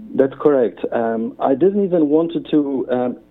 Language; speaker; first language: English; non-native, fluent; Polish